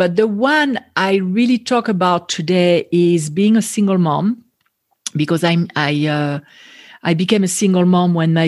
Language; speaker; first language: English; non-native, fluent; French